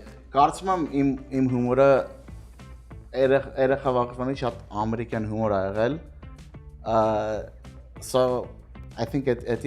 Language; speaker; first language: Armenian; early bilingual, heritage; Armenian